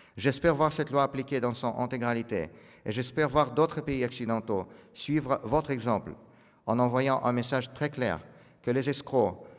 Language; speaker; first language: French; non-native, fluent; Russian